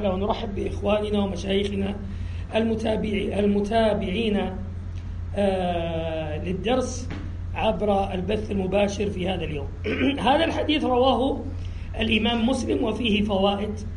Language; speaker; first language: Arabic; native; Arabic